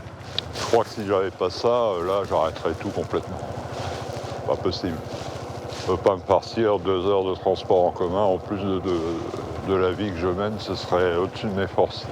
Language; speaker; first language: French; native; French